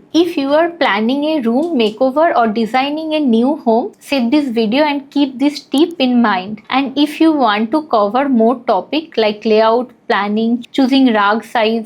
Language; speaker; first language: English; non-native, local second language; Hindi